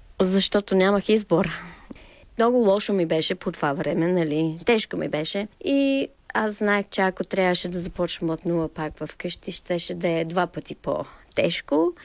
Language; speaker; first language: Bulgarian; non-native, fluent; English